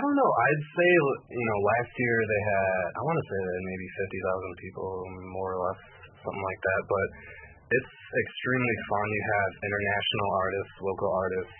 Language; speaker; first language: English; native; English